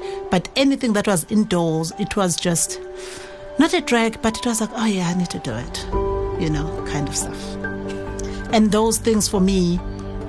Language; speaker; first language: English; non-native, local second language; Zulu